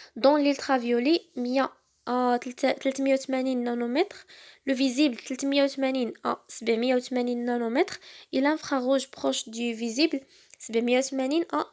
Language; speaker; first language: French; non-native, local second language; Arabic